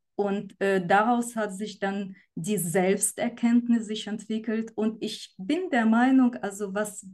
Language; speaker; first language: German; non-native, fluent; Ukrainian